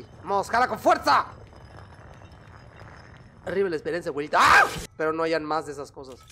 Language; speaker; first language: Spanish; native; Spanish